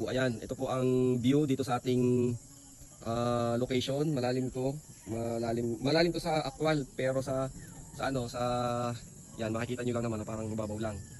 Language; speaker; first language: Filipino; native; Filipino